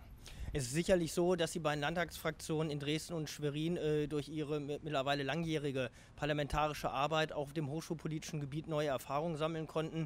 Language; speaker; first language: German; native; German